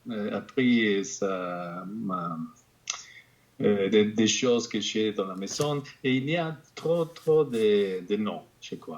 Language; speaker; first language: French; non-native, fluent; Spanish